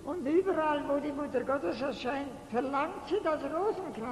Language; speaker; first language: German; native; German